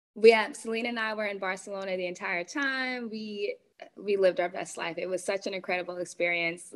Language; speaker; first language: English; native; English